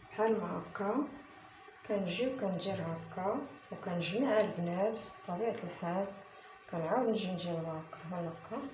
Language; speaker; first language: Arabic; native; Arabic